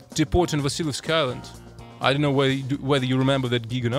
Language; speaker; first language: English; non-native, fluent; Russian